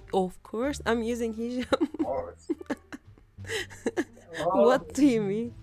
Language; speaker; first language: English; non-native, learner; Turkish